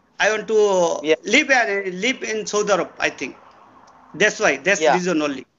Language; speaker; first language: English; non-native, learner; Bangla